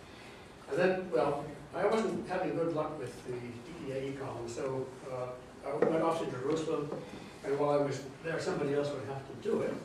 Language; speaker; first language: English; native; English